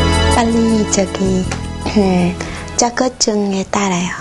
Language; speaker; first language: Korean; non-native, learner; Vietnamese